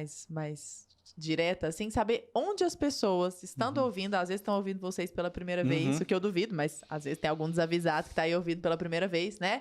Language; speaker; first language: Portuguese; native; Portuguese